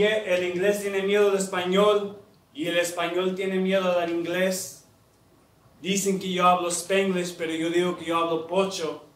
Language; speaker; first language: Spanish; early bilingual, heritage; Spanish